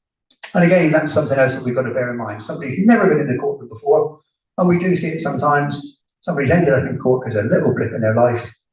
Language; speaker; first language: English; native; English